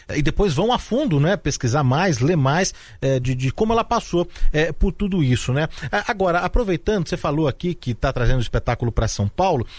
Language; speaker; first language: Portuguese; native; Portuguese